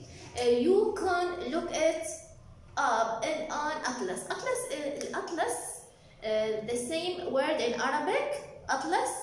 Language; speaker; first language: English; non-native, fluent; Arabic